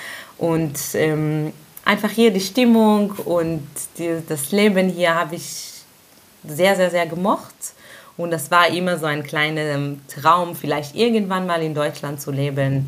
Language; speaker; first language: German; non-native, fluent; Hebrew